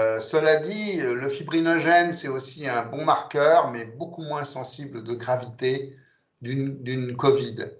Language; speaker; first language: French; native; French